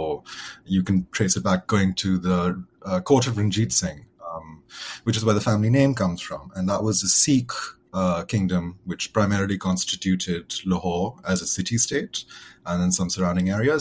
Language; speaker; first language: English; native; English